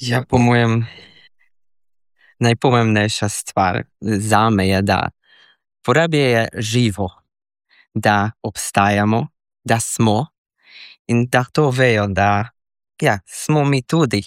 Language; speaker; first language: Slovenian; early bilingual, heritage; Slovenian